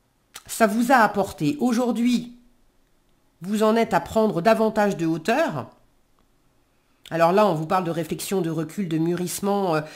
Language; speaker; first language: French; native; French